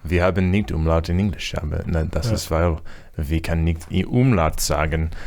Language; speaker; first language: German; non-native, learner; English